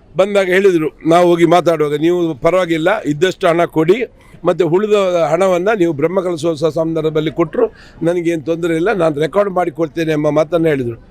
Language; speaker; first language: Kannada; native; Kannada